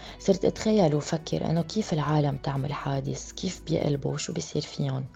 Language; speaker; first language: Arabic; native; Arabic